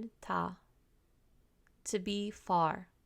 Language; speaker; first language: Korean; non-native, fluent; English